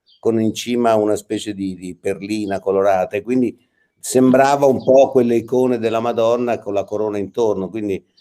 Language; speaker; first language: Italian; native; Italian